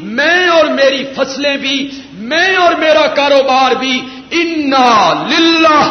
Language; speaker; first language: Urdu; non-native, local second language; Punjabi